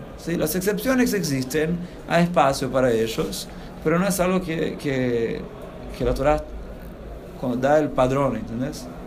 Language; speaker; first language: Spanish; non-native, fluent; Portuguese